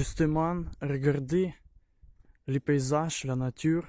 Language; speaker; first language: French; non-native, learner; Ukrainian